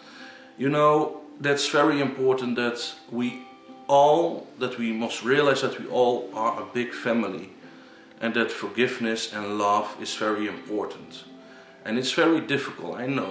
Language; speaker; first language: English; non-native, learner; Dutch